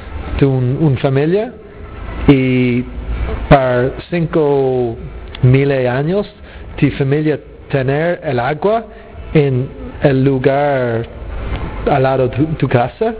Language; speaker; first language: Spanish; non-native, learner; English